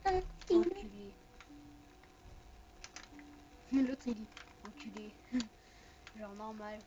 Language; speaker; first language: French; native; French